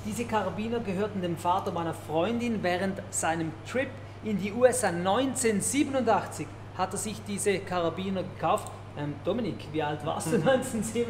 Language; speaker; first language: German; native; German